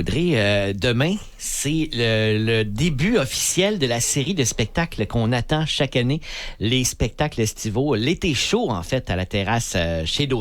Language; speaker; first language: French; native; French